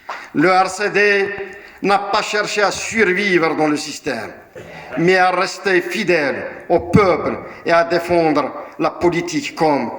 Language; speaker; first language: French; non-native, local second language; Kabyle